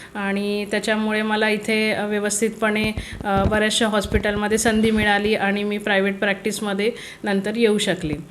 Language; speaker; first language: Marathi; native; Marathi